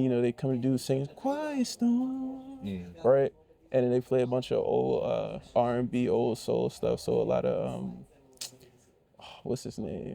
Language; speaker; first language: English; native; English